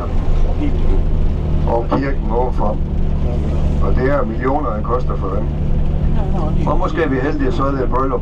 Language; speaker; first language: Danish; non-native, fluent; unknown